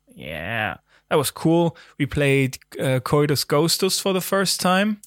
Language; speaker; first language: English; non-native, fluent; German